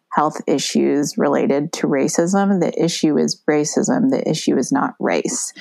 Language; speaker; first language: English; native; English